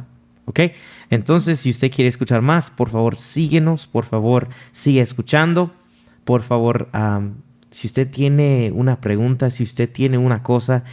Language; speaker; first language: Spanish; non-native, fluent; English